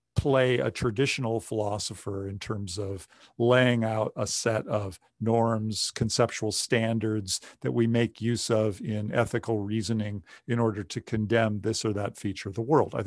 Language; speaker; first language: English; native; English